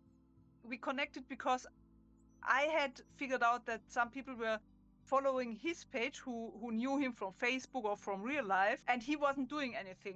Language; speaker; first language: English; non-native, fluent; German